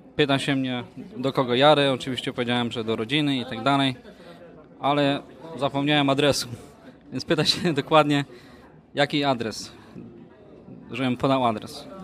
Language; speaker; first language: Polish; native; Polish